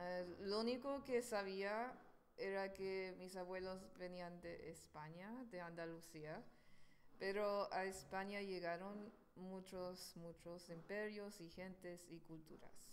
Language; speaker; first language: Spanish; early bilingual, heritage; English